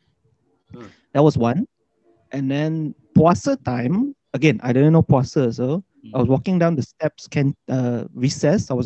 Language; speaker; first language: English; native; English